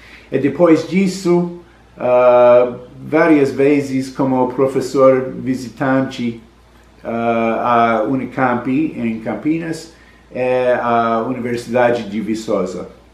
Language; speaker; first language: Portuguese; non-native, learner; English